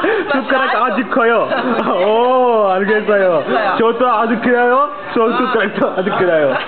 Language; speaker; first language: Korean; non-native, learner; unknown